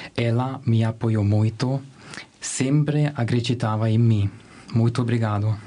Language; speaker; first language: Portuguese; non-native, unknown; German